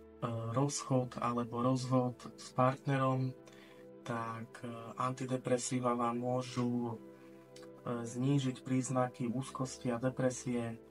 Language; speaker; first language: Slovak; native; Slovak